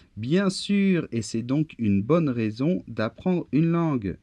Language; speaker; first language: French; native; French